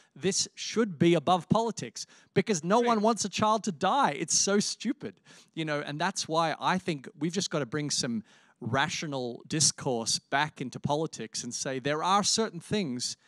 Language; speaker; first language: English; native; English